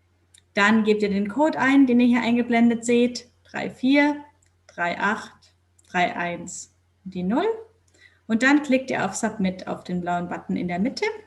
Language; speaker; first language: German; native; German